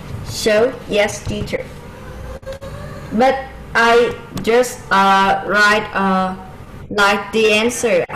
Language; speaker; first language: English; non-native, learner; Vietnamese